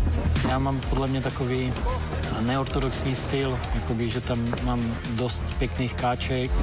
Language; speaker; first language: Czech; native; Czech